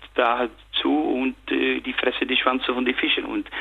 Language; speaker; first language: German; non-native, fluent; Dutch